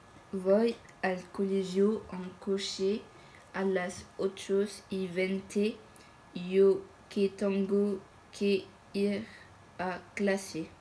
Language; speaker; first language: Spanish; non-native, learner; French